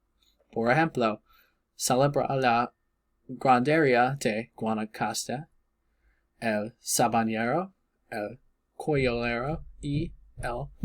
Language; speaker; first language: Spanish; non-native, learner; English